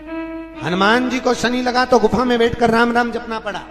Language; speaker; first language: Hindi; native; Hindi